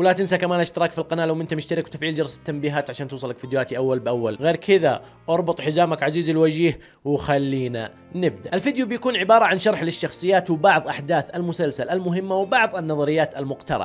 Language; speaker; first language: Arabic; native; Arabic